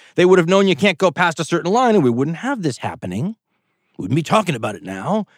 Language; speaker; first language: English; native; English